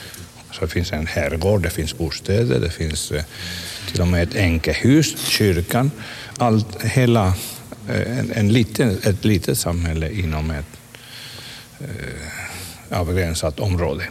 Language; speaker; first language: Swedish; non-native, fluent; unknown